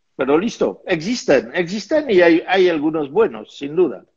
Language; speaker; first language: Spanish; non-native, fluent; French